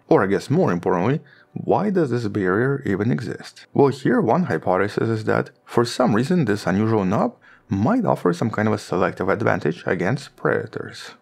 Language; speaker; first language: English; non-native, fluent; Russian